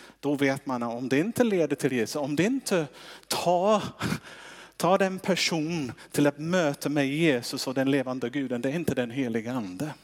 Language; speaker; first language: Swedish; non-native, fluent; English